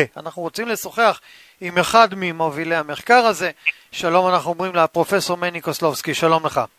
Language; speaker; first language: Hebrew; native; Hebrew